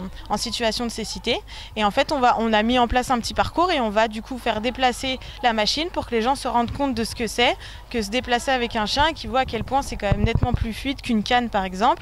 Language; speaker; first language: French; native; French